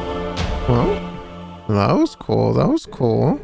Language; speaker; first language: English; native; English